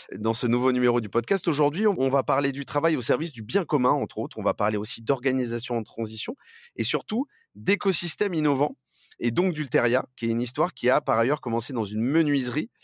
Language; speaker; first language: French; native; French